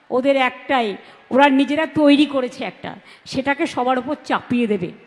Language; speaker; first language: Bangla; native; Bangla